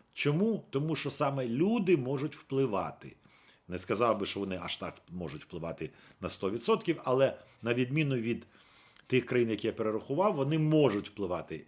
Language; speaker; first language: Ukrainian; native; Ukrainian